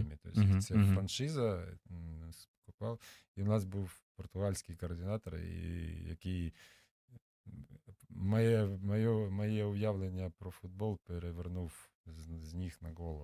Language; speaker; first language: Ukrainian; non-native, local second language; Russian